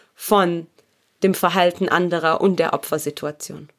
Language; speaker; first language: German; early bilingual, other home language; Arabic